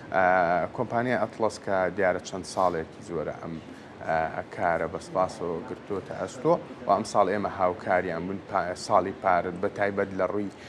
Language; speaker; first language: Central Kurdish; native; Central Kurdish